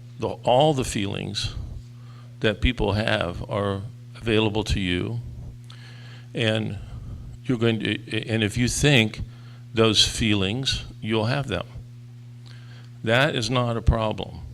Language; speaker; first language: English; native; English